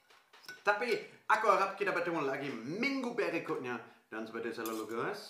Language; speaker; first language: Indonesian; non-native, fluent; German